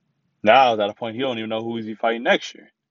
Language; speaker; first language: English; native; English